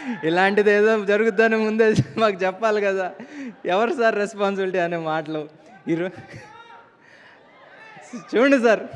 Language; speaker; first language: Telugu; native; Telugu